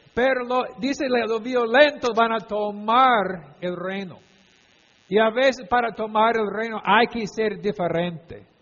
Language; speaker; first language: Spanish; non-native, fluent; English